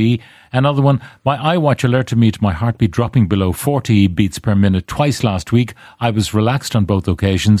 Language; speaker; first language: English; native; English